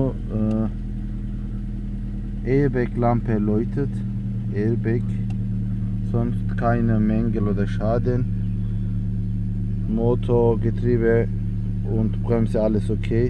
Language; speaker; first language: German; non-native, learner; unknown